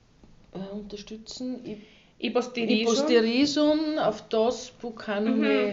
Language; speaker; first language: Greek; non-native, learner; German